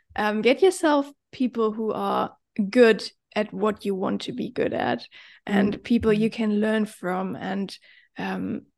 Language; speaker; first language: English; non-native, fluent; German